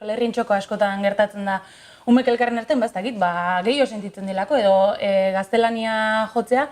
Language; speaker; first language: Basque; native; Basque